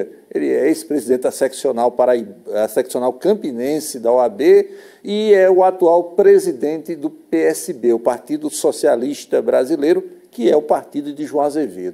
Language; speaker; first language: Portuguese; native; Portuguese